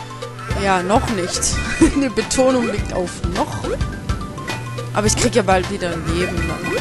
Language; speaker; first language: German; native; German